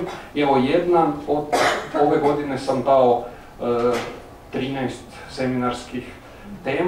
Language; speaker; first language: Croatian; native; Croatian